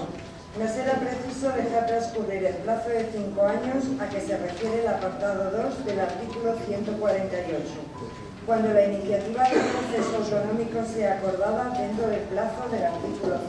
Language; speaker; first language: Spanish; native; Spanish